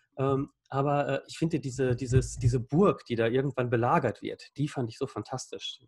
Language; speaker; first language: German; native; German